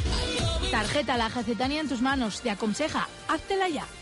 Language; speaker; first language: Spanish; native; Spanish